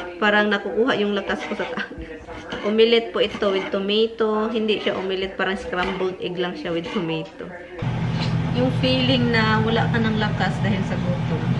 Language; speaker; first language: Filipino; non-native, local second language; Cebuano